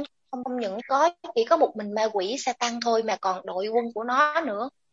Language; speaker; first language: Vietnamese; native; Vietnamese